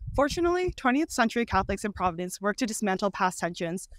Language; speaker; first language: English; native; English